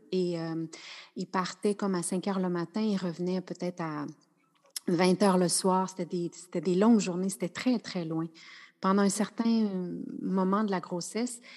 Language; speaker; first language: French; native; French